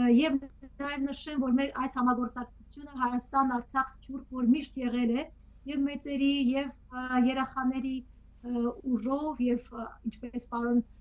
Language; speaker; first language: Armenian; native; Armenian